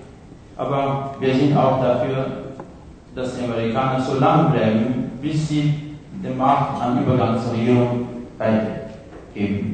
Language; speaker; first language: German; non-native, fluent; Kurdish